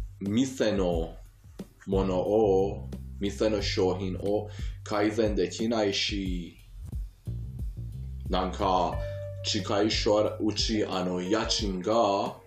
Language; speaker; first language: Japanese; non-native, fluent; Persian